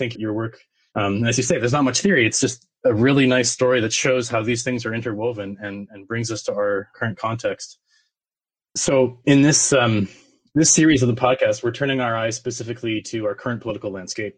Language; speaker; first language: English; native; English